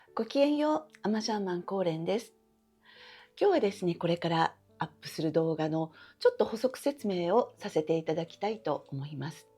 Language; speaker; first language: Japanese; native; Japanese